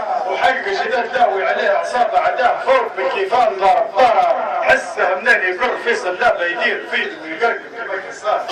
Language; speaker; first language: Arabic; native; Arabic